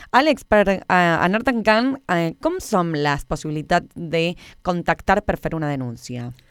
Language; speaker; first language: Catalan; non-native, fluent; Spanish